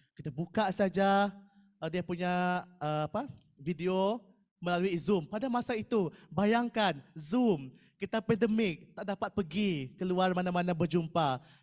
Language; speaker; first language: Malay; non-native, local second language; Iban